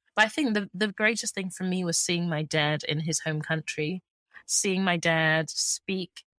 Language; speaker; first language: English; early bilingual, other home language; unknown